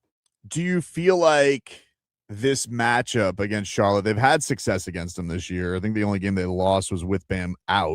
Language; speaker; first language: English; native; English